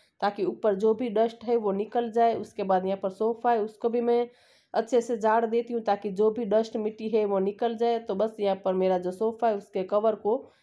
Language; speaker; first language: Hindi; non-native, local second language; Gujarati